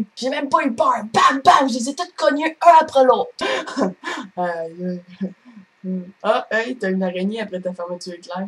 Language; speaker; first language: French; native; French